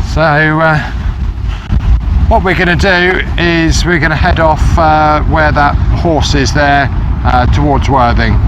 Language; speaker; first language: English; native; English